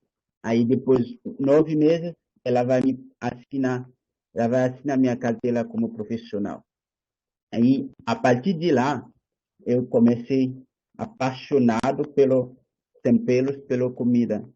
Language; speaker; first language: Portuguese; non-native, learner; Haitian Creole